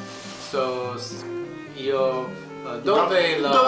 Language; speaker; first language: Italian; early bilingual, heritage; English